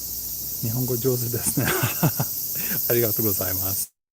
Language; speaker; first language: Japanese; non-native, learner; Swedish